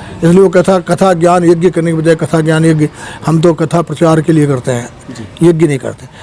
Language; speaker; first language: Hindi; native; Hindi